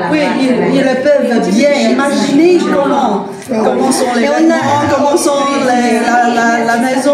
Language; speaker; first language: French; non-native, fluent; Chinese